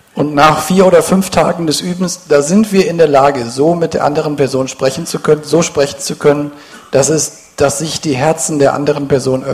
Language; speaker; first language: German; native; German